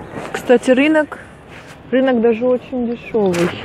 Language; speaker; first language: Russian; native; Russian